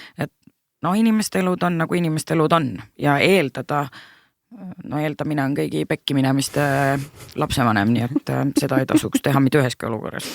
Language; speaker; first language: Estonian; native; Estonian